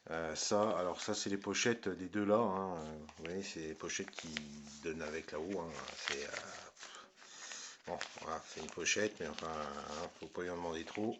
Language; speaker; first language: French; native; French